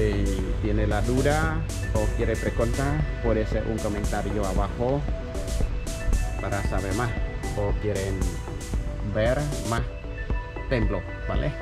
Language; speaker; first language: Spanish; non-native, fluent; Khmer